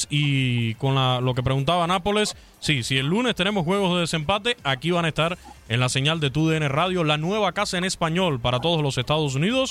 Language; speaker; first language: Spanish; native; Spanish